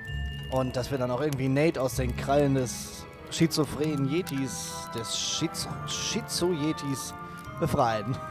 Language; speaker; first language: German; native; German